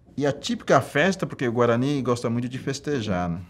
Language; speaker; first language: Portuguese; native; Portuguese